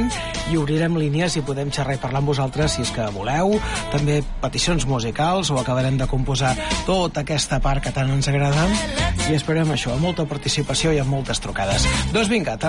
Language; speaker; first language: Catalan; native; Catalan